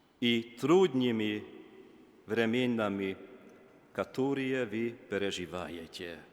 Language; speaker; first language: Russian; non-native, learner; Hungarian